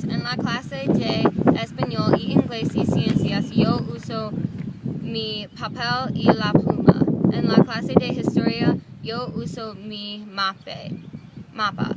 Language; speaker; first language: Spanish; non-native, learner; English